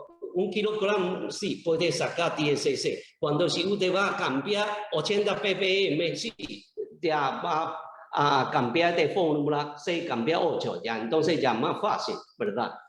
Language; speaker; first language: Spanish; non-native, learner; Chinese